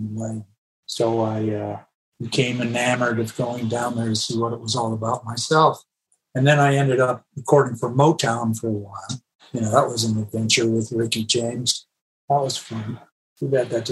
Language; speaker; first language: English; native; English